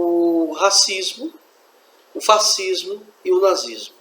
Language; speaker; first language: Portuguese; native; Portuguese